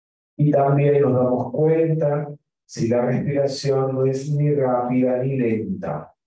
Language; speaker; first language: Spanish; native; Spanish